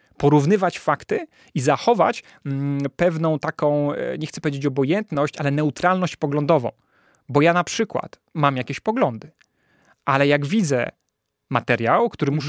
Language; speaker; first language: Polish; native; Polish